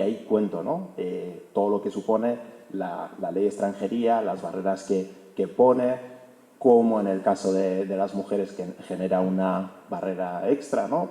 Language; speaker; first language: Spanish; early bilingual, other home language; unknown